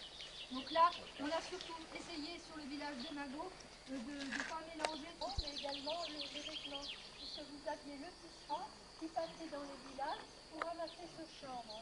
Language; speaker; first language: French; native; French